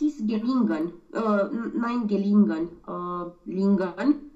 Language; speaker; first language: German; non-native, learner; Romanian